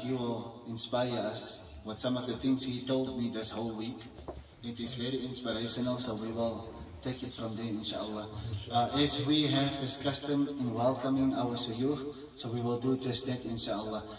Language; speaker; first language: English; native; English